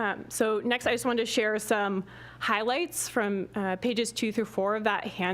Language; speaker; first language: English; native; English